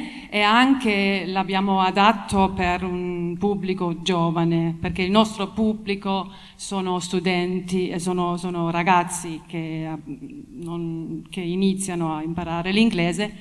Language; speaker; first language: Italian; non-native, fluent; German